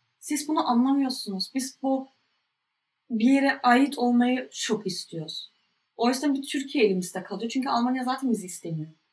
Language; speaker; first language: Turkish; early bilingual, heritage; Turkish